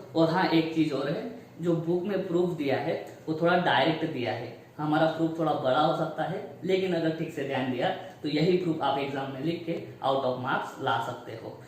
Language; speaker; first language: Hindi; non-native, local second language; Marathi